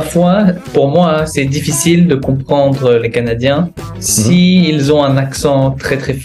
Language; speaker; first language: French; non-native, learner; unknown